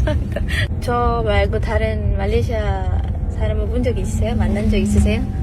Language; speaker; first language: Korean; non-native, fluent; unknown